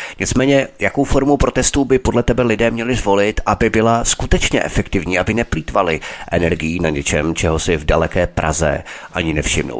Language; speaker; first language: Czech; native; Czech